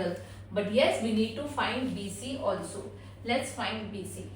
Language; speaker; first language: English; non-native, local second language; Hindi